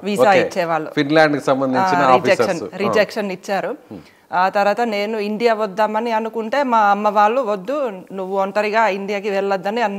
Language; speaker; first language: Telugu; non-native, fluent; Finnish